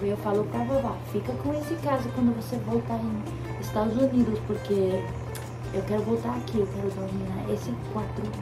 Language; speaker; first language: Portuguese; early bilingual, heritage; English